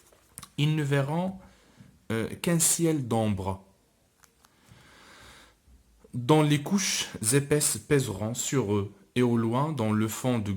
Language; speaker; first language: French; non-native, local second language; Arabic